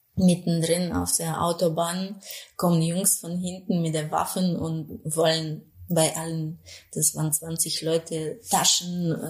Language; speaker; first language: German; non-native, fluent; Spanish